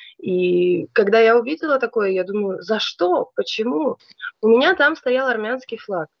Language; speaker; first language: Russian; native; Russian